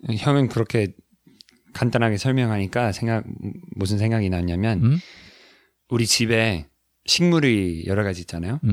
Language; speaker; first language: Korean; non-native, fluent; English